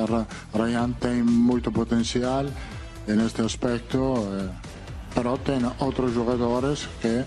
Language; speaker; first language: Portuguese; non-native, fluent; Italian